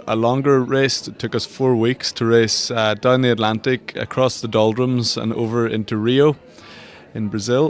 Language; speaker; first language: English; native; English